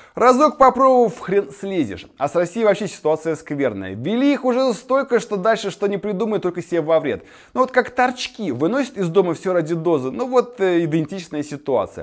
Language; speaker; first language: Russian; native; Russian